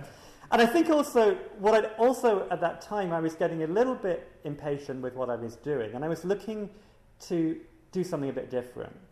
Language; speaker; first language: English; native; English